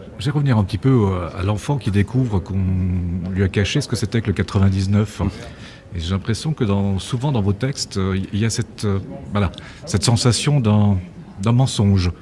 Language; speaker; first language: French; native; French